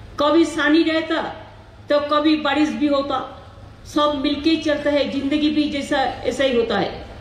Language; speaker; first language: Hindi; non-native, local second language; Bangla